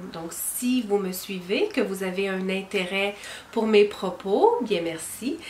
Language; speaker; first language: French; native; French